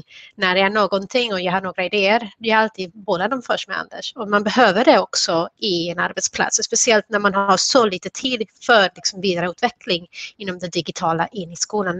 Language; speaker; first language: Swedish; non-native, fluent; Spanish